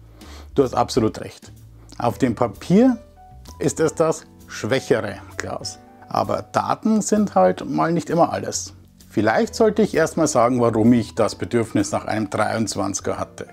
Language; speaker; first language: German; native; German